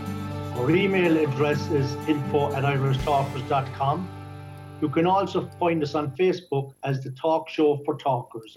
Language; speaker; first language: English; native; English